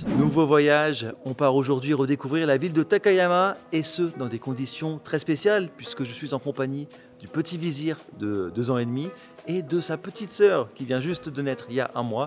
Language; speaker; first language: French; native; French